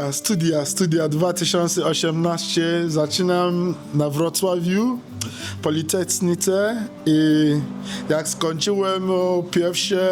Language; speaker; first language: Polish; non-native, learner; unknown